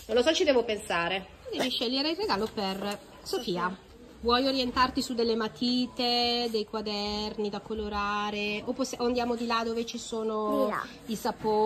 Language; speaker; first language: Italian; native; Italian